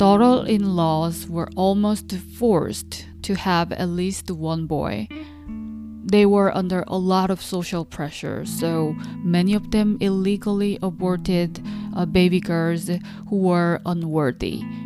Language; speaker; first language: English; non-native, fluent; Korean